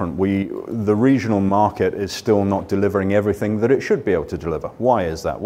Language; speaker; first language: English; native; English